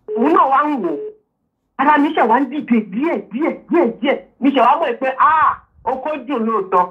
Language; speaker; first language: Yoruba; native; Yoruba